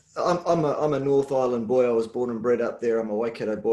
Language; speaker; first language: English; native; English